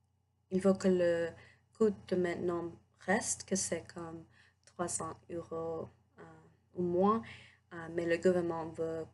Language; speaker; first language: French; non-native, learner; English